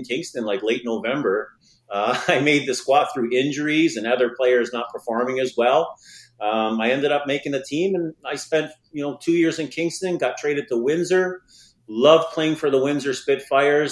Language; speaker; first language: English; native; English